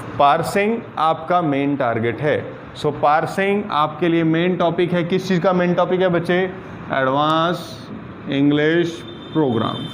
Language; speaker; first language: Hindi; non-native, local second language; Punjabi